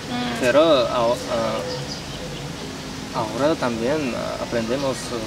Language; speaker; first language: Spanish; non-native, learner; Uzbek